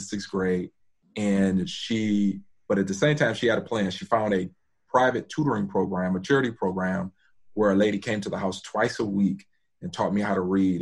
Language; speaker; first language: English; native; English